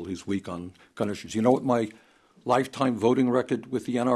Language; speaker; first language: English; native; English